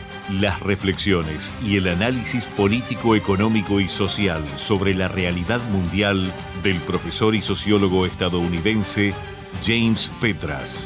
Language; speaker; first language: Spanish; native; Spanish